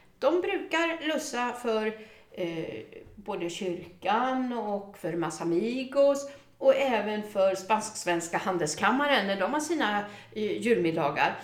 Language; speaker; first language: Swedish; native; Swedish